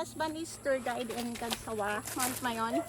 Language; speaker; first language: English; non-native, learner; Filipino